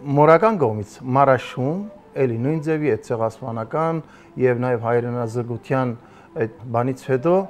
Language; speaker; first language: Armenian; early bilingual, heritage; Armenian